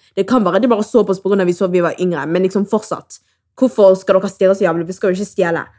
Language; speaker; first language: Norwegian; early bilingual, other home language; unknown